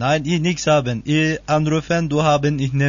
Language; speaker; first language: German; non-native, learner; Turkish